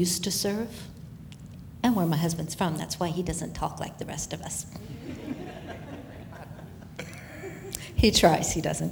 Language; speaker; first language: English; native; English